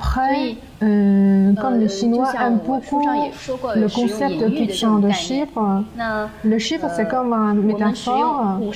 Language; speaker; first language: French; non-native, learner; Chinese